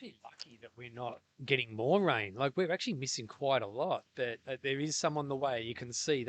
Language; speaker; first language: English; native; English